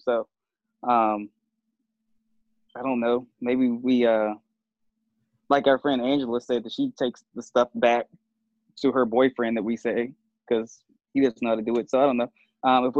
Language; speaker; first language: English; native; English